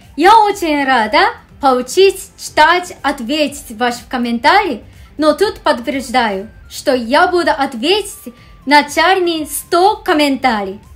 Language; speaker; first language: Russian; non-native, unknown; Japanese